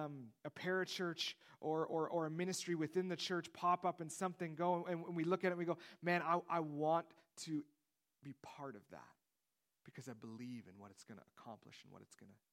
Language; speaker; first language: English; native; English